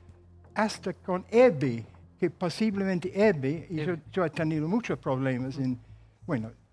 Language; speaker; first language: Spanish; non-native, fluent; English